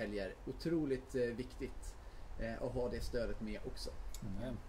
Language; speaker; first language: Swedish; native; Swedish